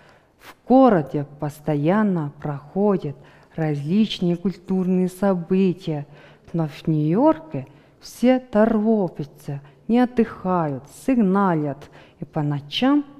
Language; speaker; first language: Russian; non-native, fluent; Mongolian